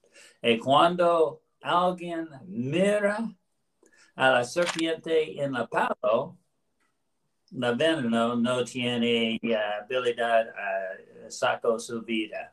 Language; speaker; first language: Spanish; non-native, learner; English